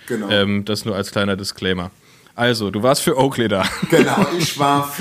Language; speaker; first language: German; native; German